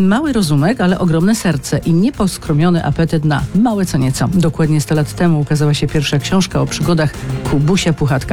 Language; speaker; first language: Polish; native; Polish